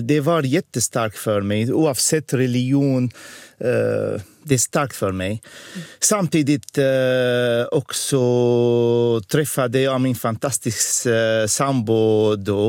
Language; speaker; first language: Swedish; non-native, fluent; Arabic